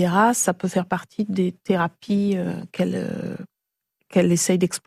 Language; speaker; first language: French; native; French